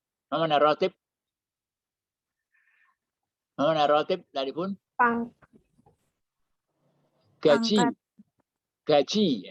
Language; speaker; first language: Arabic; non-native, fluent; Indonesian